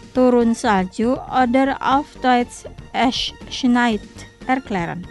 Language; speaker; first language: German; non-native, fluent; Indonesian